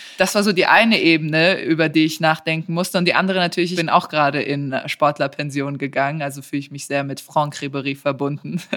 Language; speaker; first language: German; early bilingual, other home language; Serbian